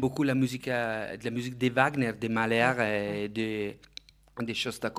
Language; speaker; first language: French; non-native, fluent; Italian